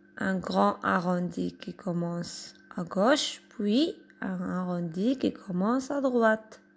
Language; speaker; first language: French; non-native, local second language; Arabic